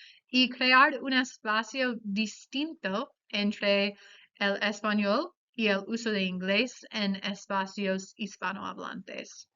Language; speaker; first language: Spanish; non-native, fluent; English